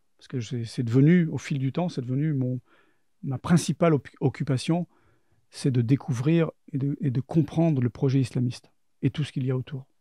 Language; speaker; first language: French; native; French